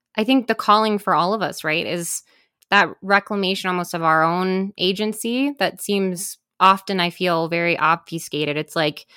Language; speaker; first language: English; native; English